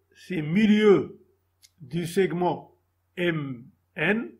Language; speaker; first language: French; non-native, local second language; Arabic